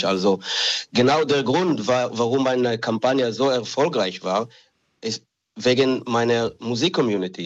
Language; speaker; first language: German; non-native, fluent; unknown